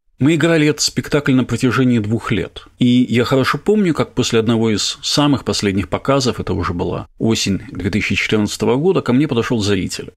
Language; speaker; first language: Russian; native; Russian